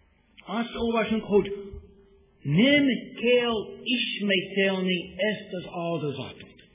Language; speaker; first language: Hungarian; non-native, fluent; English